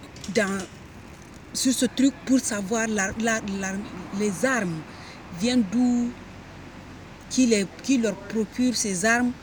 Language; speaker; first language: French; non-native, local second language; Hausa